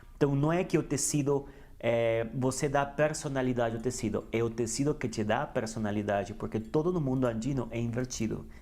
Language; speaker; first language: Portuguese; non-native, fluent; Spanish